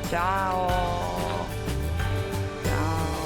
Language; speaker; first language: Italian; non-native, learner; Japanese